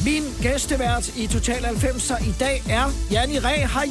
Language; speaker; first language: Danish; native; Danish